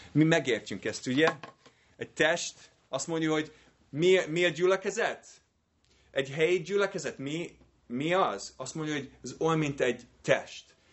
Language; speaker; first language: Hungarian; non-native, fluent; English